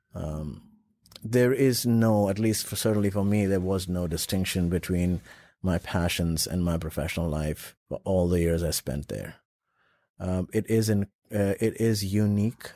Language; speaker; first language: English; non-native, local second language; Urdu